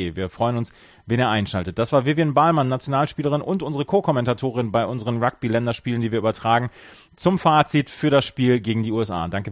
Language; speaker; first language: German; native; German